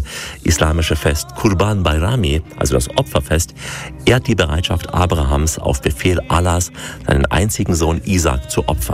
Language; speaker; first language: German; native; German